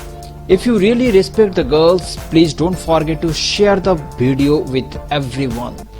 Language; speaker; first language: English; non-native, local second language; Hindi